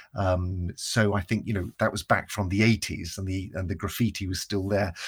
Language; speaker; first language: English; native; English